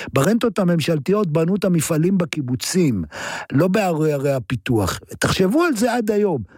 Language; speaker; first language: Hebrew; native; Hebrew